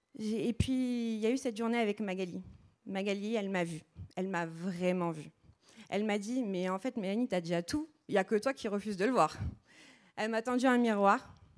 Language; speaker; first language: French; early bilingual, other home language; Portuguese